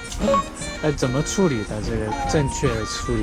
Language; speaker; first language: Chinese; non-native, fluent; Japanese